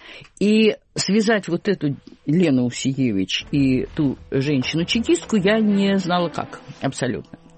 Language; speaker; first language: Russian; native; Russian